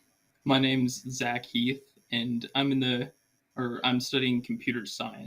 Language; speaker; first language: English; native; English